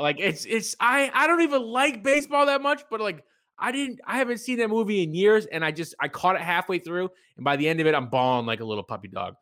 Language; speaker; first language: English; native; English